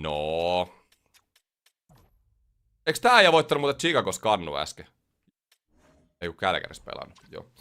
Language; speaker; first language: Finnish; native; Finnish